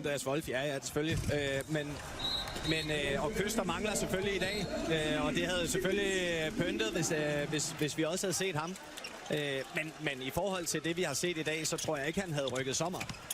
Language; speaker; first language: Danish; native; Danish